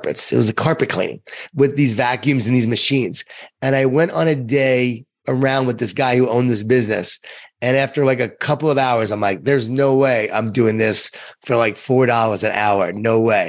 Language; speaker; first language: English; native; English